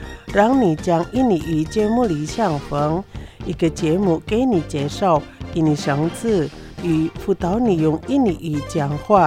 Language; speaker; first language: Chinese; non-native, fluent; Indonesian